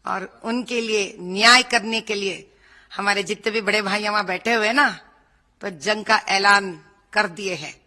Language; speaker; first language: Hindi; non-native, local second language; Telugu